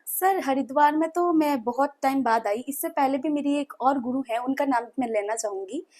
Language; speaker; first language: Hindi; non-native, local second language; Bangla